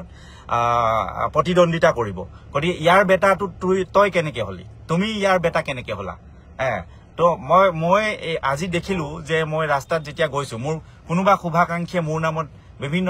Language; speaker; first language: Assamese; native; Assamese